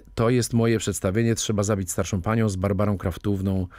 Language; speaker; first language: Polish; native; Polish